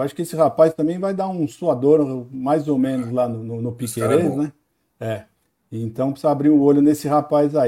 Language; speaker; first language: Portuguese; native; Portuguese